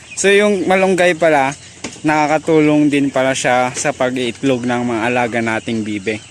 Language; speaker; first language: Filipino; non-native, local second language; Iloko